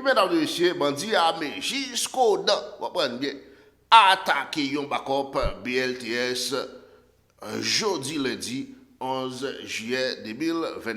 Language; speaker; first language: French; non-native, local second language; Haitian Creole